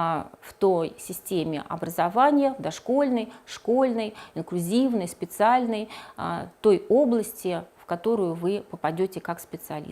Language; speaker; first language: Russian; native; Russian